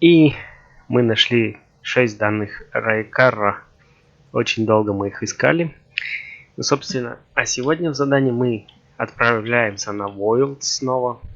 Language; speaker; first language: Russian; native; Russian